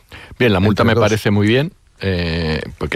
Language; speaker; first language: Spanish; native; Spanish